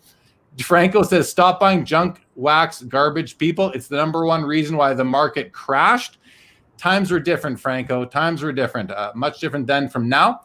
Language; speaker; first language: English; native; English